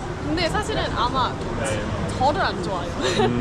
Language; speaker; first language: Korean; non-native, fluent; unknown